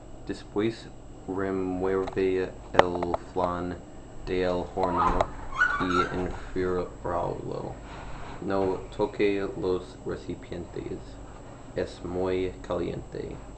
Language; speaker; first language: Spanish; non-native, learner; English